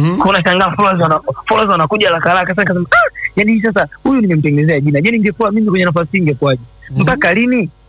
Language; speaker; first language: Swahili; native; Swahili